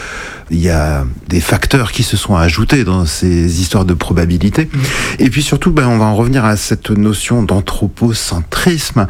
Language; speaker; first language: French; native; French